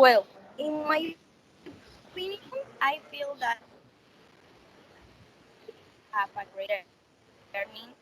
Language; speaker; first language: English; non-native, learner; Spanish